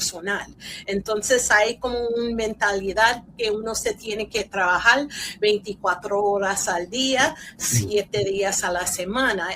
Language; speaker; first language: Spanish; early bilingual, heritage; Spanish